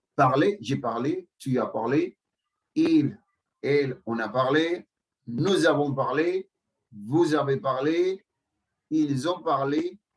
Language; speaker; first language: French; non-native, fluent; Spanish